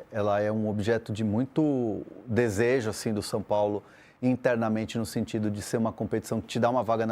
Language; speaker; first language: Portuguese; native; Portuguese